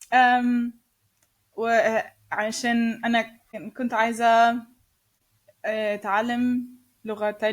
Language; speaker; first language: Arabic; non-native, learner; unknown